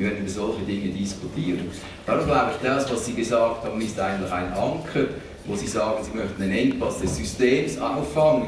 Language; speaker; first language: German; native; German